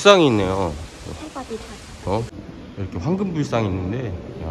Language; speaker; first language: Korean; native; Korean